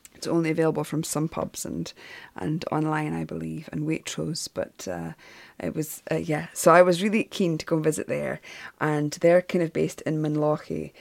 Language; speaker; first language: English; native; English